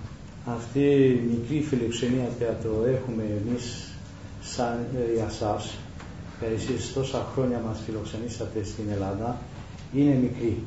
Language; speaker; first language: Greek; non-native, learner; Romanian